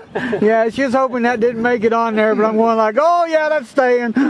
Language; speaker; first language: English; native; English